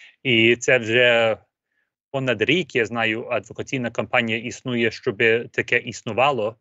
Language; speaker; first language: Ukrainian; early bilingual, heritage; Ukrainian